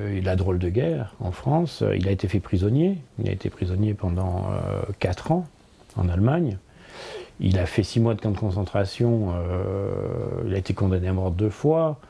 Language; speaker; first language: French; native; French